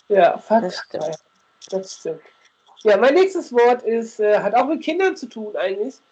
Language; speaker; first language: German; native; German